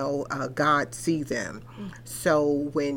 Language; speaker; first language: English; native; English